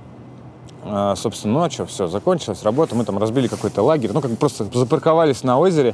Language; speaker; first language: Russian; native; Russian